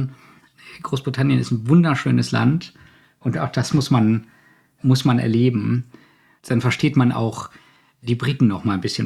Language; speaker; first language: German; native; German